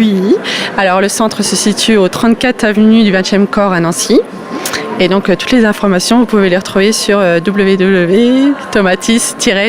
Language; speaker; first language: French; native; French